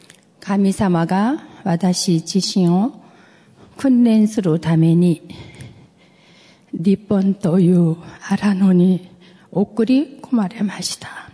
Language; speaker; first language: Japanese; non-native, fluent; Korean